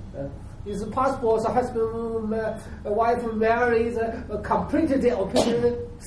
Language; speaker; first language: English; non-native, learner; Chinese